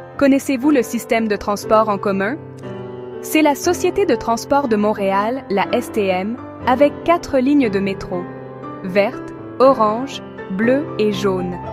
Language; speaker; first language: French; native; French